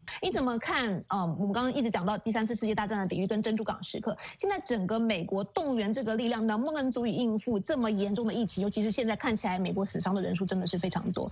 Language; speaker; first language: Chinese; native; Chinese